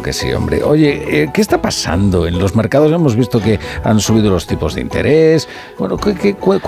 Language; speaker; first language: Spanish; native; Spanish